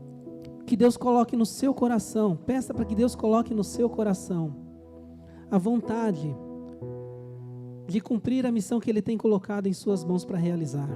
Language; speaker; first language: Portuguese; native; Portuguese